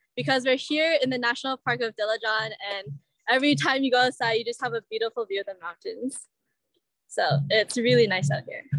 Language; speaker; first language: English; native; English